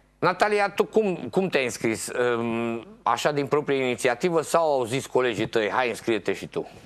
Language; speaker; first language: Romanian; native; Romanian